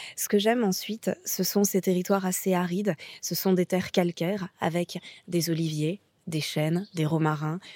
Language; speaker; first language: French; native; French